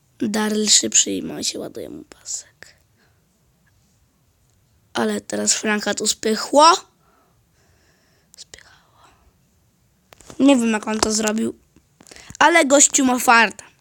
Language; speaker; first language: Polish; native; Polish